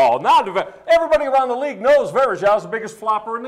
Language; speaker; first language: English; native; English